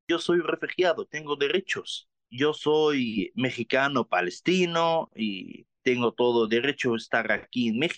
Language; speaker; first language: Spanish; non-native, learner; Arabic